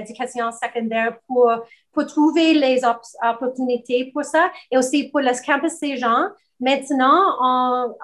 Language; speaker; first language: French; non-native, learner; English